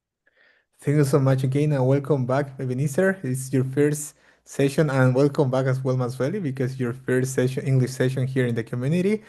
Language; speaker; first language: English; non-native, fluent; Spanish